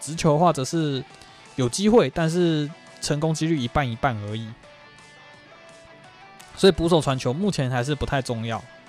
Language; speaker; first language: Chinese; native; Chinese